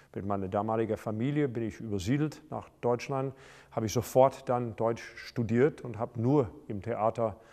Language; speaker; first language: German; non-native, fluent; English